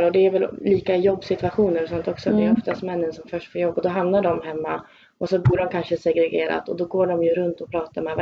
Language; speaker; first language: Swedish; native; Swedish